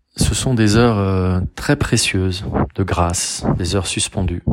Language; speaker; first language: French; native; French